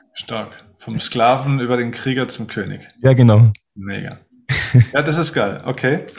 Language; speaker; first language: German; native; German